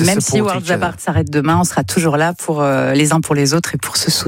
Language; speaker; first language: French; native; French